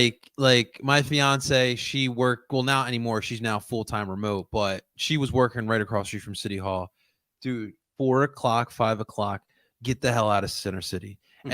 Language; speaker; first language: English; native; English